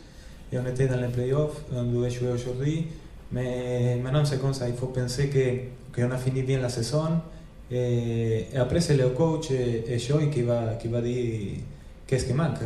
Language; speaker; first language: French; non-native, learner; Spanish